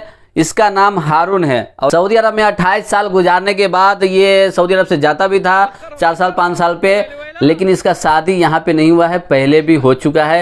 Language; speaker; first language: Hindi; native; Hindi